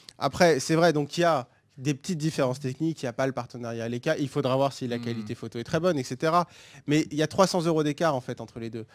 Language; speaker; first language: French; native; French